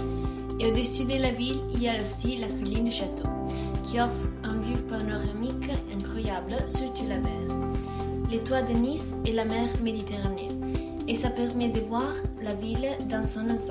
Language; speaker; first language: French; non-native, learner; Italian